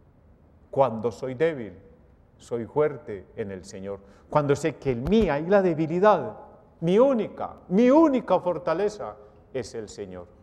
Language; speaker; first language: Spanish; native; Spanish